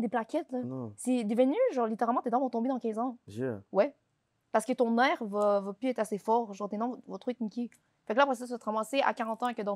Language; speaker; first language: French; native; French